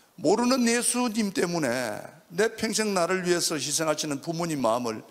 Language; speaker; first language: Korean; native; Korean